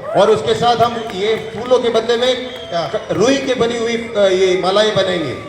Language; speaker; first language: Hindi; native; Hindi